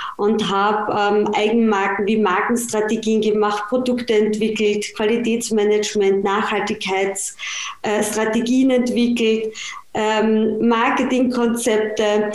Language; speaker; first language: German; native; German